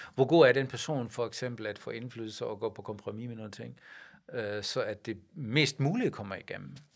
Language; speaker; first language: Danish; non-native, fluent; German